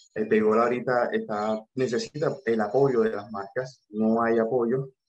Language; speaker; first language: Spanish; native; Spanish